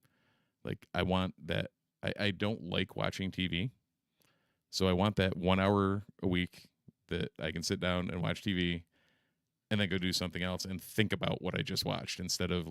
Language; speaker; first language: English; native; English